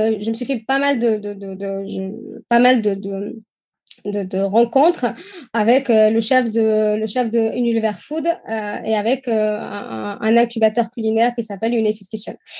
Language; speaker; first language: French; non-native, fluent; Arabic